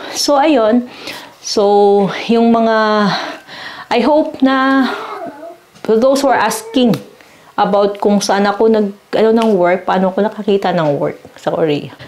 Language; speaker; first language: Filipino; native; Filipino